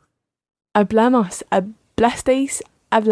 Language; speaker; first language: Spanish; non-native, learner; English